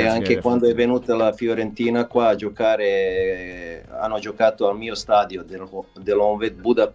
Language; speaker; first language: Italian; non-native, fluent; Serbian